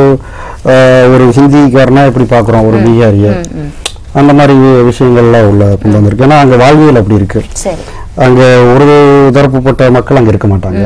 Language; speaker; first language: Tamil; native; Tamil